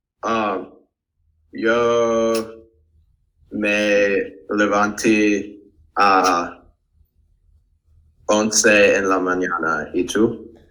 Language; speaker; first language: Spanish; non-native, learner; English